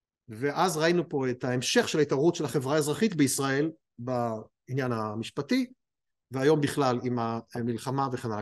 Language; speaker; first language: Hebrew; native; Hebrew